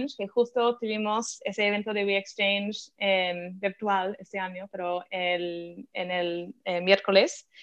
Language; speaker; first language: Spanish; non-native, fluent; English